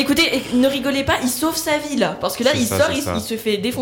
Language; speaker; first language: French; native; French